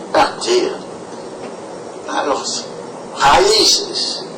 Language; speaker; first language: Spanish; non-native, fluent; French